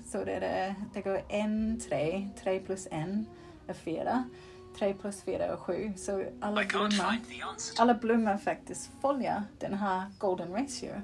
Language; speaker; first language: Swedish; non-native, fluent; English